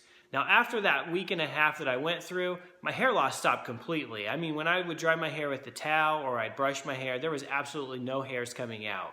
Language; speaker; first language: English; native; English